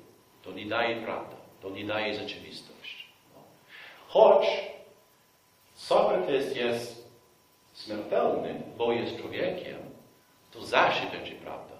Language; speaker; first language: Polish; non-native, fluent; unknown